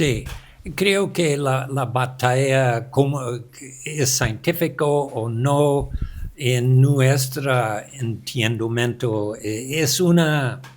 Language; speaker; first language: Spanish; non-native, learner; English